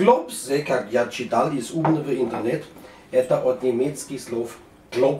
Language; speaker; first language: Russian; non-native, learner; German